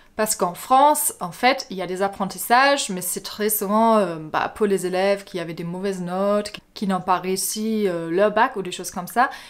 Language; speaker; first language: French; non-native, fluent; German